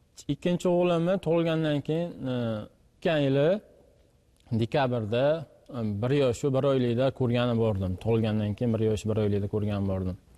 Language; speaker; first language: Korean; non-native, learner; Uzbek